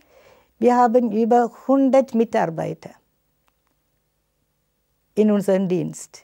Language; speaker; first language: German; non-native, fluent; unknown